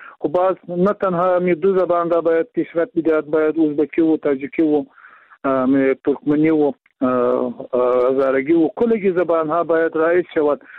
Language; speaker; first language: Persian; non-native, local second language; Pashto